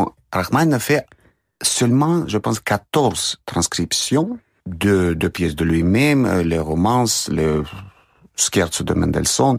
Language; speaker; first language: French; non-native, fluent; Russian